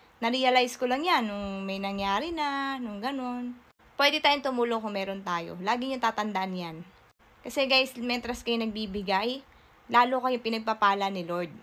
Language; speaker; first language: Filipino; native; Filipino